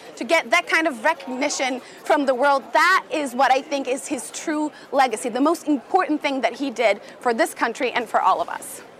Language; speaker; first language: English; non-native, fluent; Portuguese